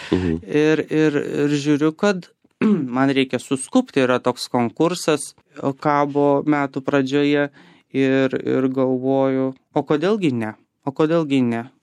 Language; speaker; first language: Lithuanian; native; Lithuanian